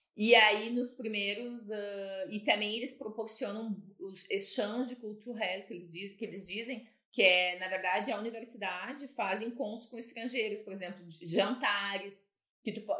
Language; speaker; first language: Portuguese; native; Portuguese